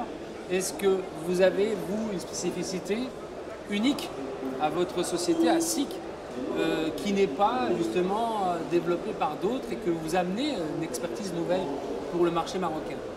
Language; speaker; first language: French; native; French